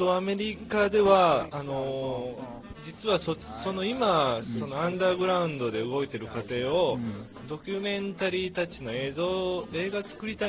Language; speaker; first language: Japanese; native; Japanese